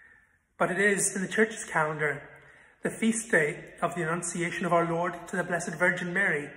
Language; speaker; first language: English; native; English